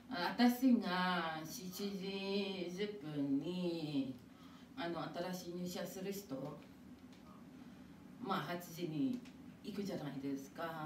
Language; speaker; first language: Japanese; non-native, fluent; Filipino